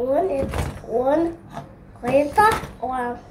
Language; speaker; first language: Russian; early bilingual, heritage; Russian